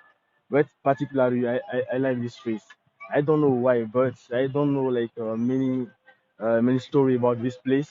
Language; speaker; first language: English; non-native, learner; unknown